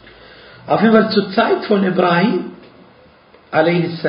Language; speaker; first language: German; non-native, fluent; Arabic